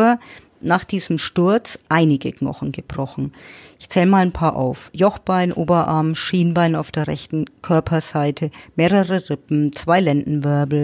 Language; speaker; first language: German; native; German